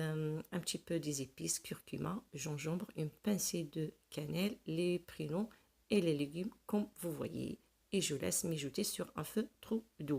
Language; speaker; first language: French; non-native, local second language; Arabic